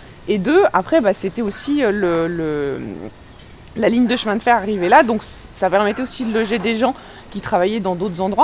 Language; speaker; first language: French; native; French